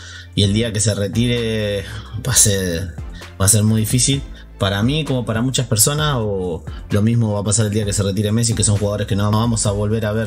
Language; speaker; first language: Spanish; native; Spanish